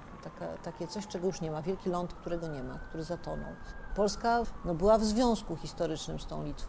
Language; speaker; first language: Polish; native; Polish